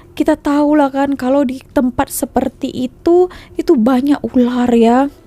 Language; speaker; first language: Indonesian; native; Indonesian